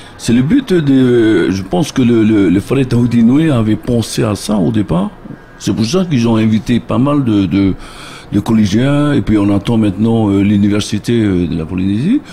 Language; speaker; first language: French; native; French